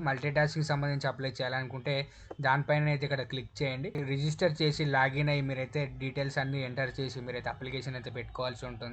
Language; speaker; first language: Telugu; native; Telugu